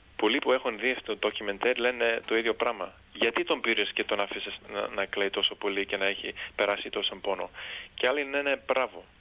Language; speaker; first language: Greek; early bilingual, heritage; Greek